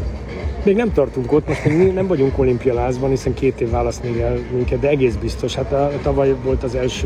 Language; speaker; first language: Hungarian; native; Hungarian